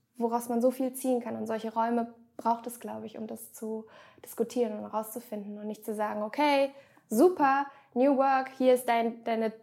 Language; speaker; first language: German; native; German